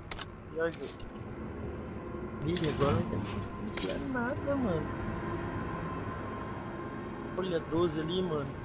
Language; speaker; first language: Portuguese; native; Portuguese